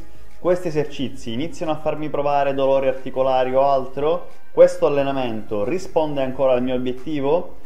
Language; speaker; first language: Italian; native; Italian